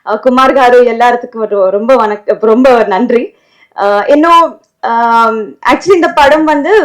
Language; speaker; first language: Tamil; non-native, learner; Telugu